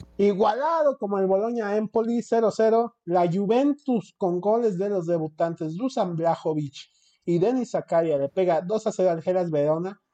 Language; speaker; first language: Spanish; early bilingual, heritage; Spanish